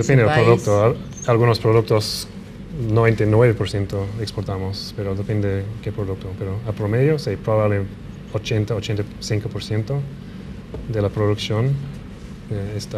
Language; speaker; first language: Spanish; non-native, fluent; English